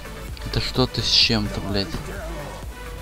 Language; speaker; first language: Russian; native; Russian